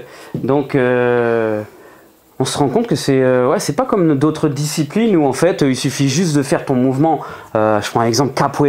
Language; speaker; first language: French; native; French